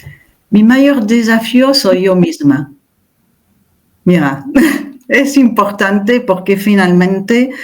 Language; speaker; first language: Spanish; non-native, fluent; French